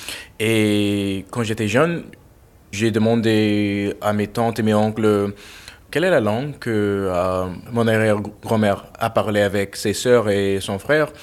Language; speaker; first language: French; non-native, fluent; English